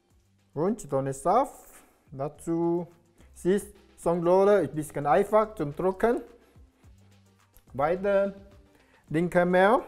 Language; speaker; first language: German; non-native, learner; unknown